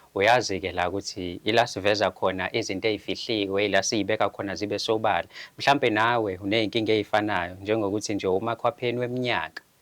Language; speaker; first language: Zulu; native; Zulu